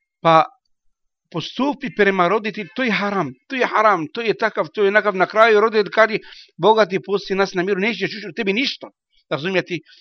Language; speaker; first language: Bosnian; non-native, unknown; Arabic